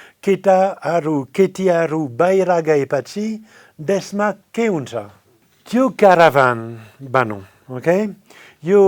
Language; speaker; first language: Nepali; non-native, fluent; French